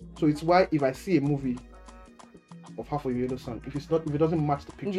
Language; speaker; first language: English; non-native, local second language; Yoruba